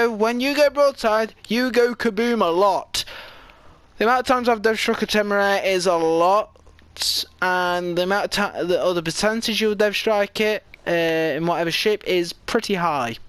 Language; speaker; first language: English; native; English